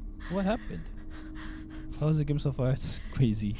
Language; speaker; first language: English; non-native, local second language; Malay